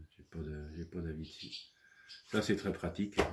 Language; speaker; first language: French; native; French